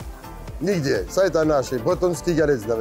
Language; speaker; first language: Russian; non-native, learner; French